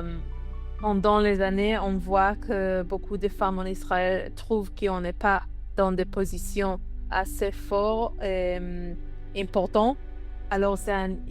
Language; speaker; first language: French; non-native, learner; Hebrew